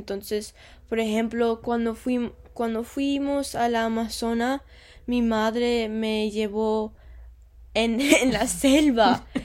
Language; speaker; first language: Spanish; early bilingual, heritage; Spanish